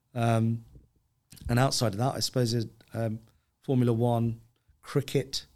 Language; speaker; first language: English; native; English